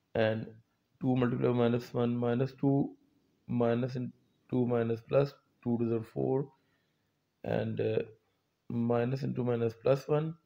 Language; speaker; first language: English; non-native, local second language; Urdu